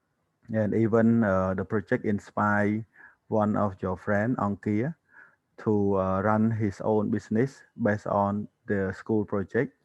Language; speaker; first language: English; non-native, learner; Khmer